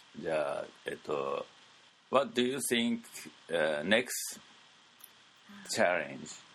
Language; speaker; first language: English; non-native, learner; Japanese